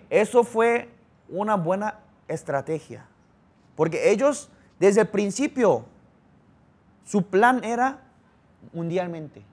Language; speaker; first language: Spanish; early bilingual, other home language; Korean